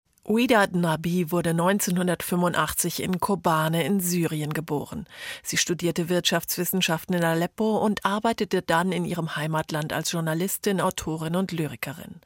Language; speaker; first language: German; native; German